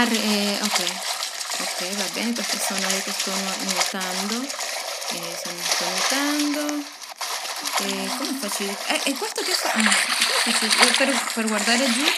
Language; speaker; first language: Italian; non-native, fluent; Spanish